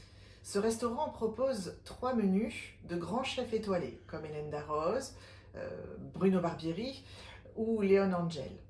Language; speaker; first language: French; native; French